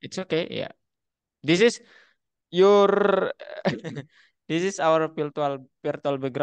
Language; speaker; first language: English; non-native, fluent; Indonesian